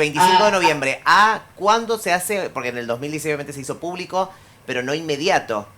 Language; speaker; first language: Spanish; native; Spanish